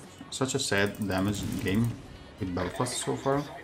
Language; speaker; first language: English; non-native, fluent; Italian